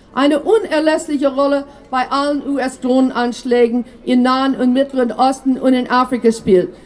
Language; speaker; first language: German; non-native, fluent; English